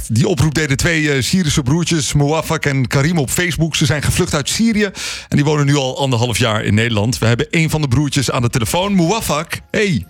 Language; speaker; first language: Dutch; native; Dutch